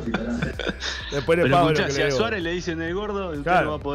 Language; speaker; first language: Spanish; native; Spanish